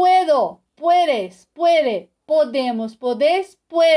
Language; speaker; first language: Spanish; non-native, fluent; Portuguese